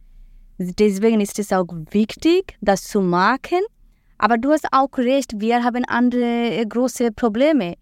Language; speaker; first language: German; non-native, fluent; Bangla